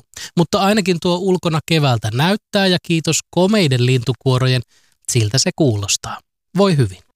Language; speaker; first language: Finnish; native; Finnish